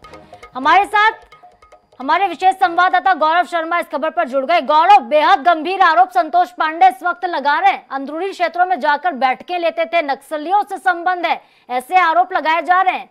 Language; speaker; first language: Hindi; native; Hindi